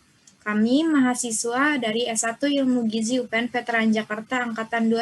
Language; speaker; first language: Indonesian; native; Indonesian